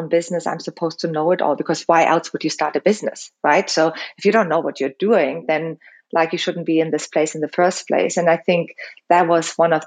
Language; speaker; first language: English; non-native, fluent; German